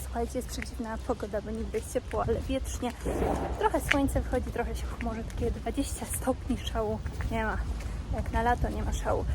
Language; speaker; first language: Polish; native; Polish